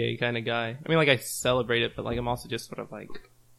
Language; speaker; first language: English; native; English